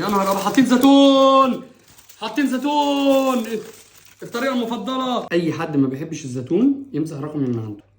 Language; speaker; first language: Arabic; native; Arabic